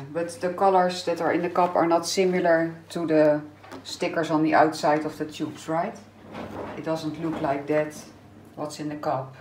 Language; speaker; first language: English; non-native, fluent; Dutch